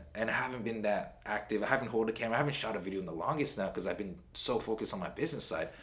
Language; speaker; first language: English; native; English